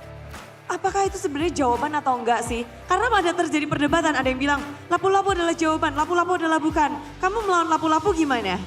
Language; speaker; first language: Indonesian; native; Indonesian